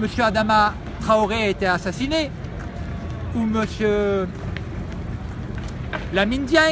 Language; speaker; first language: French; native; French